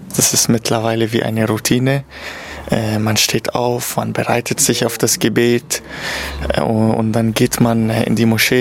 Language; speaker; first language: German; non-native, fluent; Arabic